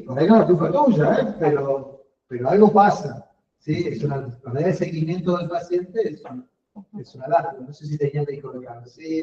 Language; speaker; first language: Spanish; native; Spanish